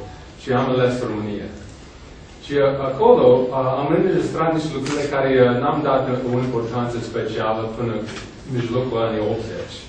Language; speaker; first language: Romanian; non-native, fluent; English